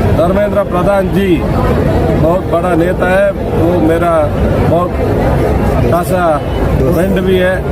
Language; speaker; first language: Hindi; non-native, local second language; Odia